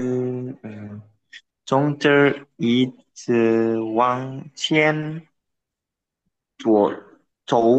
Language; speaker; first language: Chinese; non-native, learner; Indonesian